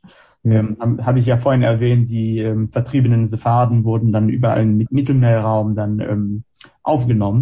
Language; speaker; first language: German; non-native, fluent; Hebrew